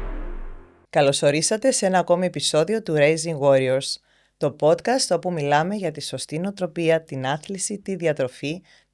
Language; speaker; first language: Greek; native; Greek